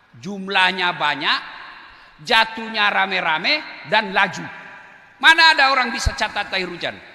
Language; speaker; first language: Indonesian; non-native, local second language; Buginese